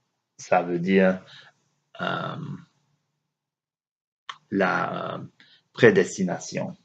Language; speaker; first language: French; non-native, learner; English